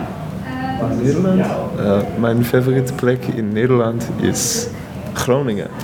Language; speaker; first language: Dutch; non-native, learner; English